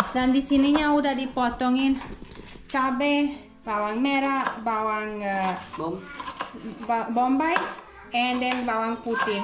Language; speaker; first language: Indonesian; non-native, learner; Serbian